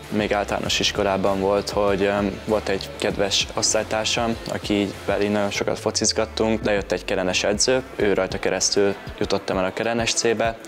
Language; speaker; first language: Hungarian; native; Hungarian